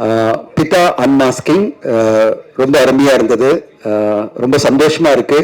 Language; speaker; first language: Tamil; native; Tamil